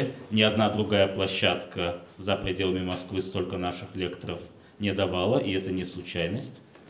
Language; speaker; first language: Russian; native; Russian